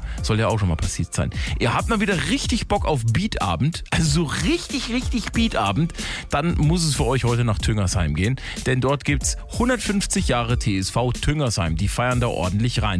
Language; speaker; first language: German; native; German